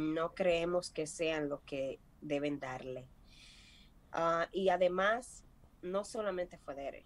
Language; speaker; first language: Spanish; native; Spanish